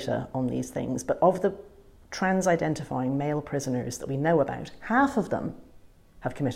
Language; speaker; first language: English; native; English